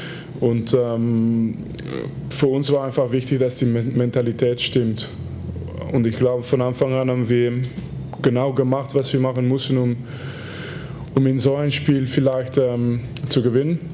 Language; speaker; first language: German; non-native, fluent; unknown